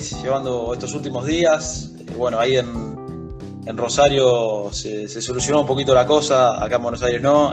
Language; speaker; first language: Spanish; native; Spanish